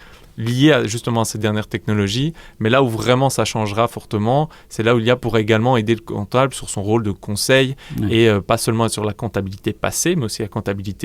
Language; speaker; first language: French; native; French